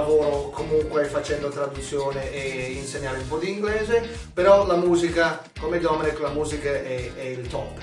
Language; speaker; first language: Italian; non-native, fluent; English